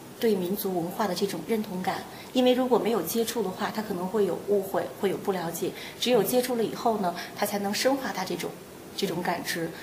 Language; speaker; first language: Chinese; native; Chinese